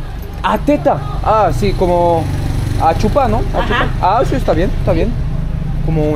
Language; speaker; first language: Spanish; non-native, learner; French